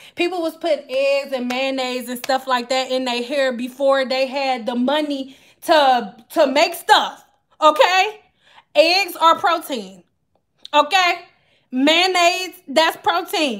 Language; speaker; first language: English; native; English